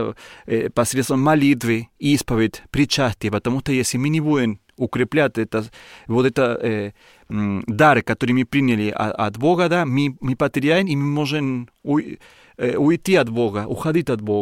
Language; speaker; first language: Russian; non-native, learner; Spanish